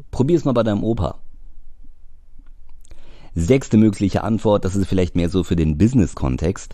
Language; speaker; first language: German; native; German